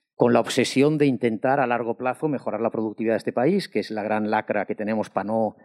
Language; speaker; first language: Spanish; non-native, local second language; Catalan